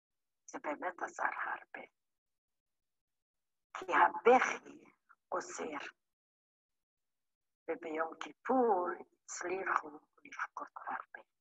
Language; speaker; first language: Hebrew; non-native, fluent; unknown